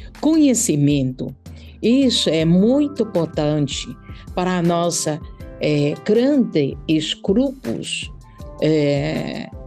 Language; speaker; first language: Portuguese; non-native, learner; Chinese